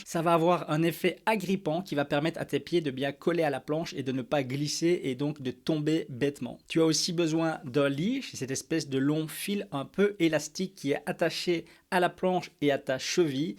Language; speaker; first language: French; native; French